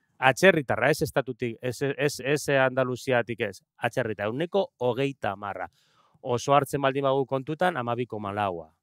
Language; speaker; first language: Basque; non-native, local second language; Spanish